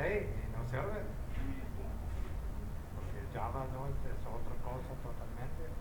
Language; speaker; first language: Spanish; non-native, fluent; English